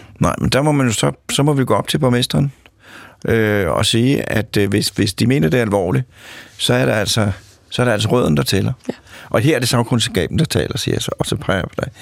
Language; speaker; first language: Danish; native; Danish